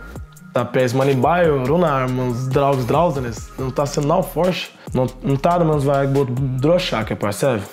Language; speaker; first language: Latvian; non-native, learner; Portuguese